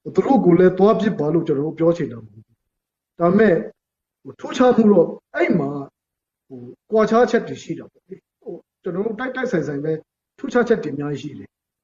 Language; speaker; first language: Burmese; non-native, local second language; Hakha Chin